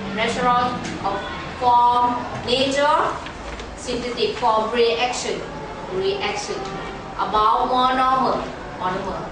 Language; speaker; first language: English; non-native, learner; Thai